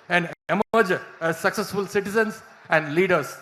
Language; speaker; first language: English; non-native, local second language; Tamil